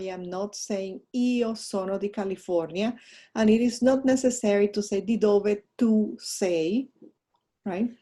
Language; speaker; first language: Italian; non-native, fluent; English